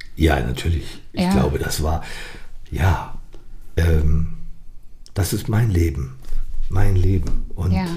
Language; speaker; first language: German; native; German